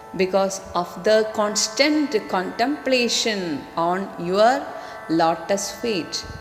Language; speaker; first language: English; non-native, local second language; Malayalam